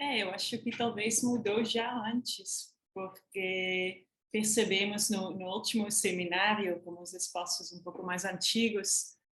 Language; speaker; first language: Portuguese; non-native, fluent; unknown